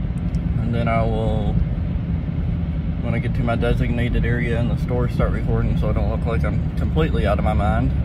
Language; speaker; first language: English; native; English